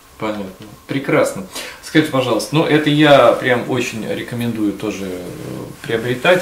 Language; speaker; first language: Russian; native; Russian